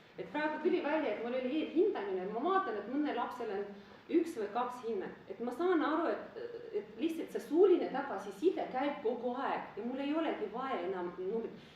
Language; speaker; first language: Estonian; non-native, local second language; Russian